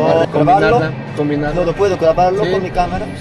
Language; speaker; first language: Spanish; non-native, learner; Korean